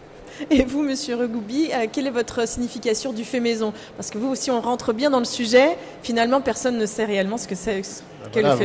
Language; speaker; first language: French; native; French